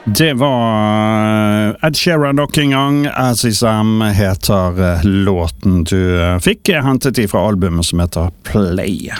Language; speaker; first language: Norwegian; native; Norwegian